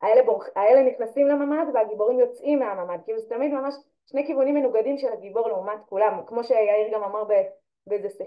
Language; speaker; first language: Hebrew; native; Hebrew